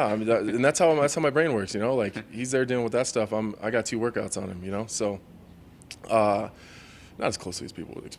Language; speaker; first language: English; native; English